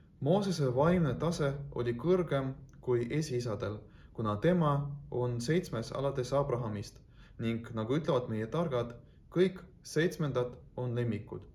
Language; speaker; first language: Estonian; non-native, local second language; Russian